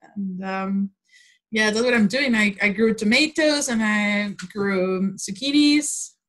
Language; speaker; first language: English; non-native, fluent; Spanish